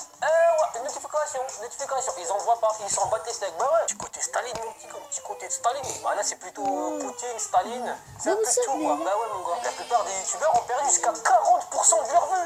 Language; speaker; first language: French; native; French